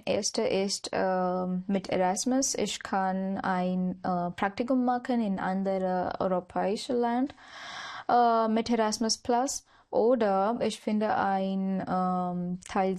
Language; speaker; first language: German; non-native, learner; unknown